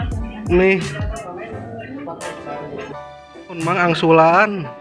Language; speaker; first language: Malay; non-native, local second language; Sundanese